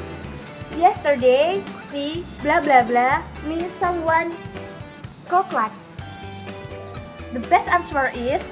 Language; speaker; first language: English; non-native, learner; Indonesian